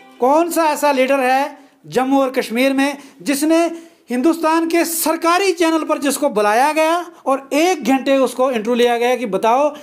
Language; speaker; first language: Hindi; non-native, local second language; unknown